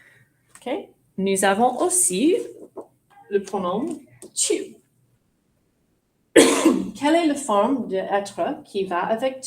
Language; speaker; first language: French; non-native, fluent; English